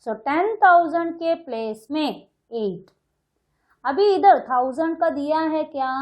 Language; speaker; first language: Hindi; non-native, local second language; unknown